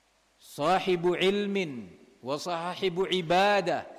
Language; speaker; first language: Arabic; non-native, fluent; Indonesian